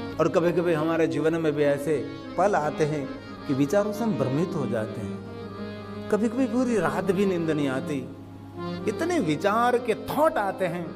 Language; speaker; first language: Hindi; non-native, local second language; Gujarati